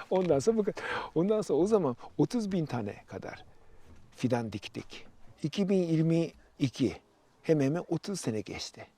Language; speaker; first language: Turkish; non-native, fluent; Japanese